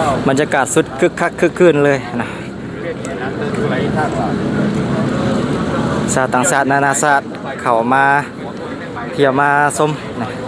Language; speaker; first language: Thai; non-native, local second language; Northeastern Thai